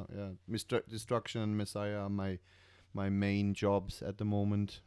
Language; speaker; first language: English; non-native, fluent; German